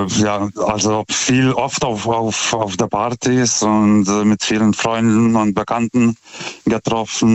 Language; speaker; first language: German; non-native, fluent; Lithuanian